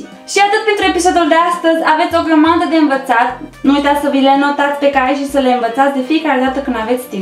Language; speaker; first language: Romanian; native; Romanian